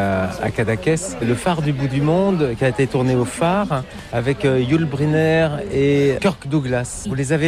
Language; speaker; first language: French; native; French